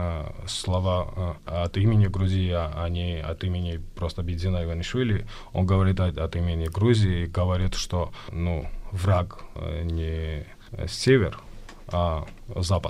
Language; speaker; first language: Russian; non-native, fluent; Georgian